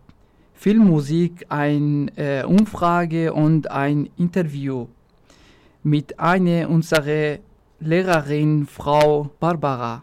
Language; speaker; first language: German; non-native, local second language; Arabic